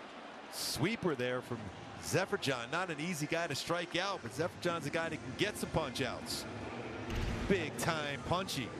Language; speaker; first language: English; native; English